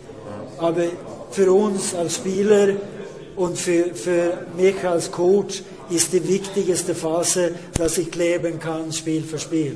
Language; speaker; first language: German; non-native, learner; Swedish